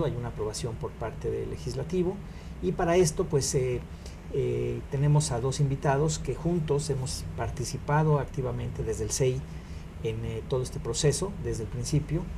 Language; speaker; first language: Spanish; native; Spanish